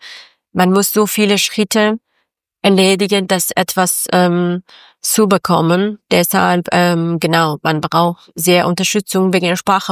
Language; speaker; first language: German; non-native, fluent; Persian